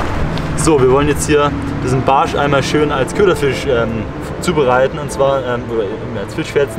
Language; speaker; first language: German; native; German